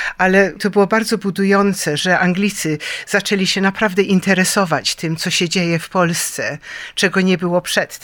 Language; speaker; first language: Polish; early bilingual, heritage; Polish